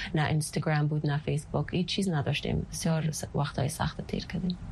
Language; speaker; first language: Persian; early bilingual, heritage; Persian